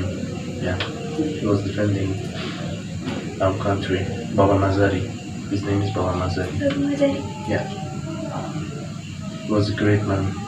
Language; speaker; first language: English; non-native, fluent; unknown